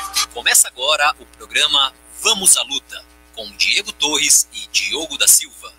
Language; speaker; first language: Portuguese; native; Portuguese